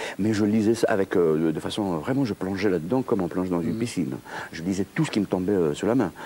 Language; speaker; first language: French; non-native, local second language; Kabyle